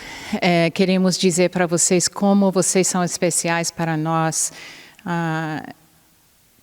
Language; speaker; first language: Portuguese; non-native, fluent; English